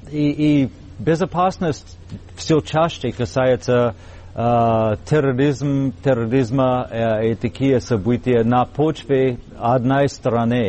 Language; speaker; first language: Russian; non-native, fluent; English